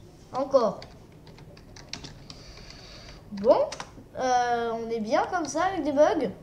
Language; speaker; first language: French; native; French